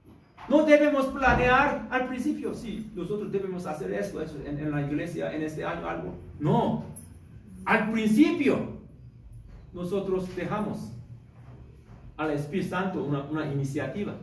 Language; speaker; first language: Spanish; non-native, learner; Korean